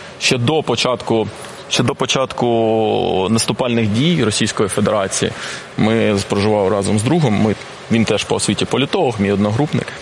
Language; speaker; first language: Ukrainian; non-native, local second language; Russian